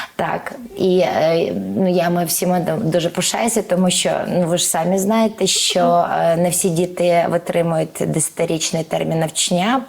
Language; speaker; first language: Ukrainian; native; Ukrainian